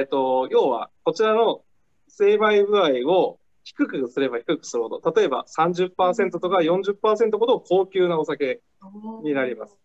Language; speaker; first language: Japanese; native; Japanese